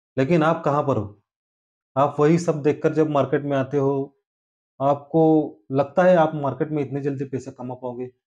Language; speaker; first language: Hindi; non-native, local second language; Marathi